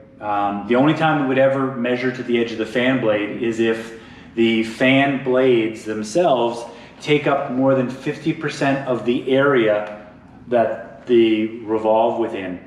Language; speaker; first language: English; native; English